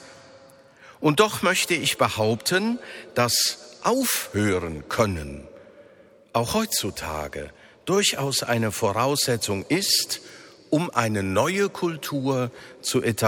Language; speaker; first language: German; native; German